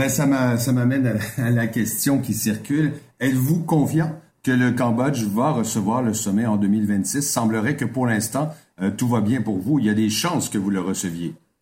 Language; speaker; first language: French; native; French